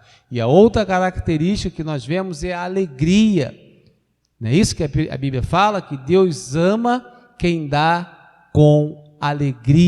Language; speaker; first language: Portuguese; native; Portuguese